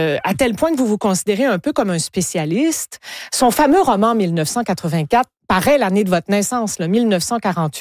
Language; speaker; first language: French; native; French